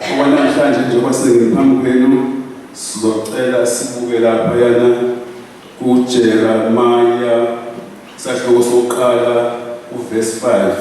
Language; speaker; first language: Zulu; native; Zulu